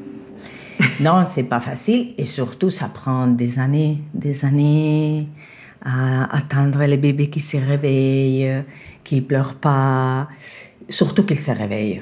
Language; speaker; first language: French; non-native, fluent; Spanish